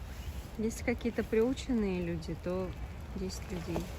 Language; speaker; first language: Russian; native; Russian